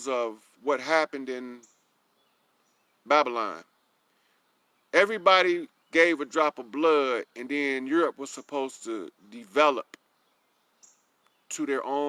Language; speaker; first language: English; native; English